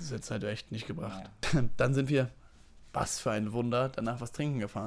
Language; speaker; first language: German; native; German